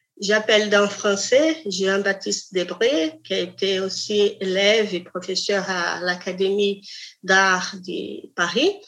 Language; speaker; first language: French; non-native, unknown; Portuguese